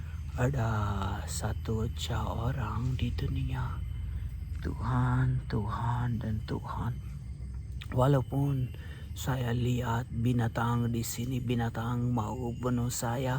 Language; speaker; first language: Indonesian; non-native, fluent; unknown